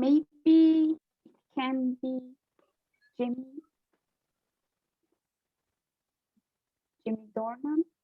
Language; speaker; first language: English; non-native, learner; Turkish